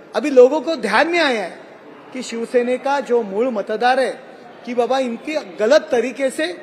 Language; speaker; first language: Hindi; non-native, local second language; Marathi